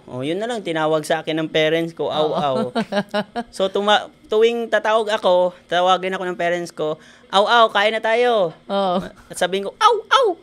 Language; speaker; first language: Filipino; non-native, local second language; Hiligaynon